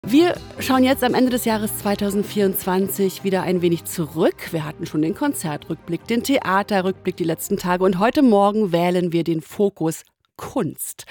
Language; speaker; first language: German; native; German